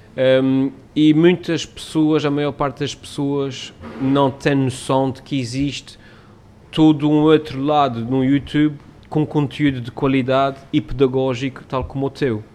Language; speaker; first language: Portuguese; native; Portuguese